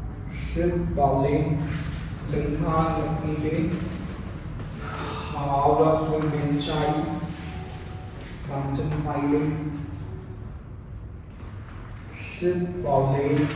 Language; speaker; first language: Vietnamese; non-native, learner; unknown